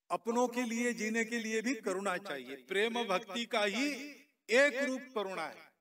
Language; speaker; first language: Hindi; non-native, local second language; Marathi